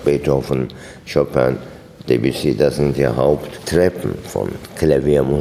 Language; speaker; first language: German; non-native, fluent; Turkish